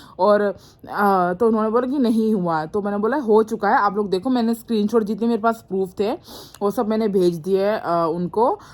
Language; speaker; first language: Hindi; non-native, local second language; Mizo